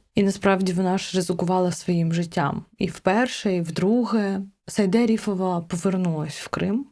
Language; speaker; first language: Ukrainian; non-native, local second language; Crimean Tatar